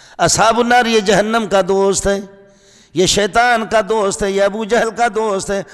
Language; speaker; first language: Urdu; non-native, local second language; Brahui